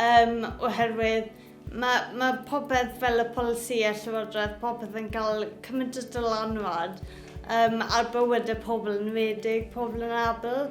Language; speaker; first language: Welsh; native; Welsh